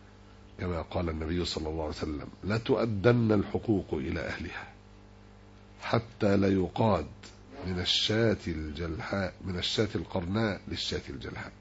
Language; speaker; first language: Arabic; native; Arabic